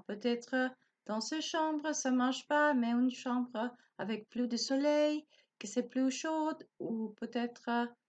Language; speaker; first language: French; non-native, learner; Spanish